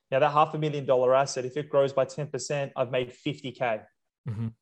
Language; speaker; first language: English; native; English